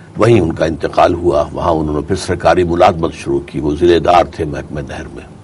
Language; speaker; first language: Urdu; native; Urdu